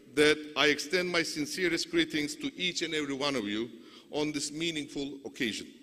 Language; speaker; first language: English; non-native, fluent; Turkish